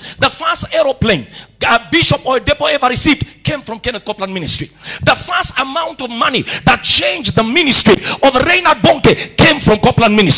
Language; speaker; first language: English; non-native, local second language; Swahili